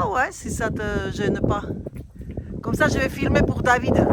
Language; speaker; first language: French; non-native, learner; Armenian